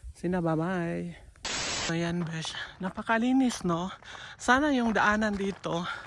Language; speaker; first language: Filipino; non-native, local second language; Cebuano